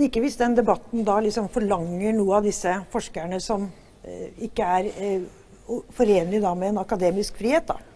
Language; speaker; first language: Norwegian; native; Norwegian